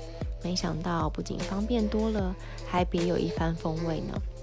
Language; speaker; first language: Chinese; native; Chinese